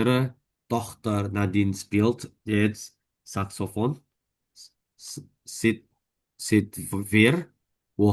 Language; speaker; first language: German; non-native, learner; Indonesian